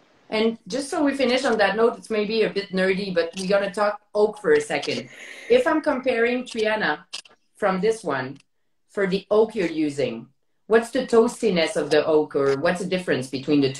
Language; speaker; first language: English; non-native, fluent; French